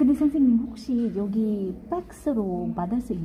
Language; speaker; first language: Korean; non-native, fluent; Filipino